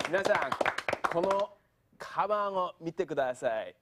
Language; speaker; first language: Japanese; non-native, fluent; English